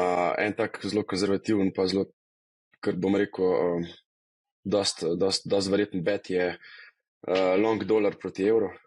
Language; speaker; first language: Slovenian; native; Slovenian